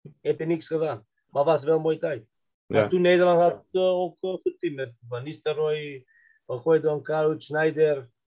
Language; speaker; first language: Dutch; non-native, fluent; Macedonian